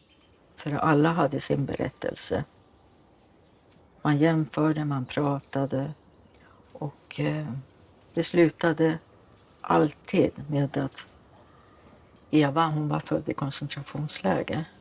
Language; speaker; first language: Swedish; early bilingual, other home language; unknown